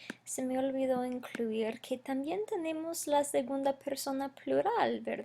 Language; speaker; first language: Spanish; non-native, fluent; English